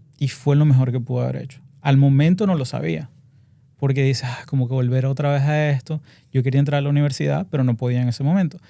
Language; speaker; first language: Spanish; native; Spanish